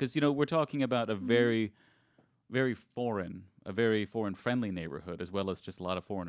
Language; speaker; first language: English; native; English